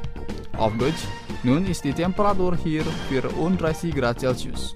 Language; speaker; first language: German; non-native, fluent; Indonesian